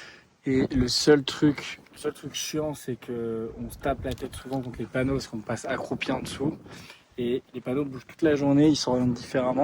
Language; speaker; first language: French; native; French